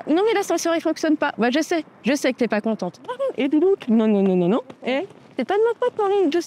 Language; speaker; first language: French; native; French